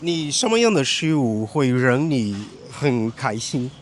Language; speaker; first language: Chinese; non-native, learner; Portuguese